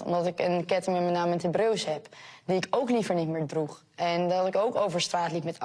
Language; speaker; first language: Dutch; native; Dutch